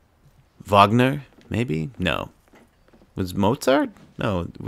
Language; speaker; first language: English; native; English